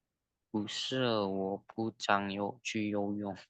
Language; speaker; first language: Chinese; non-native, learner; Indonesian